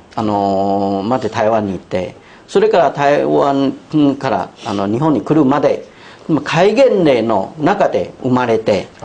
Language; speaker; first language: Japanese; non-native, fluent; Chinese